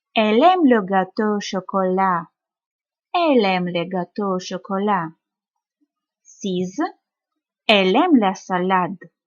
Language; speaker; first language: French; non-native, fluent; Ukrainian